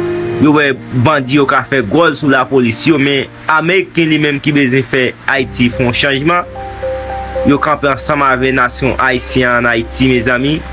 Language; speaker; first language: Haitian Creole; native; Haitian Creole